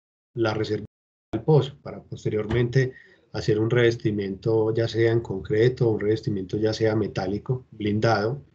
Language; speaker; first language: Spanish; native; Spanish